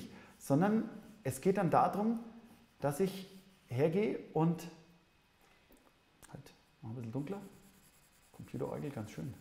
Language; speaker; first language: German; native; German